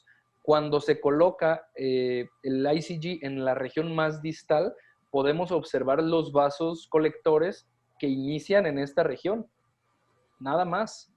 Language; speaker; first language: Spanish; native; Spanish